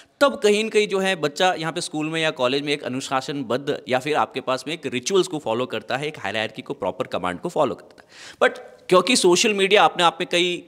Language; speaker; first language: Hindi; native; Hindi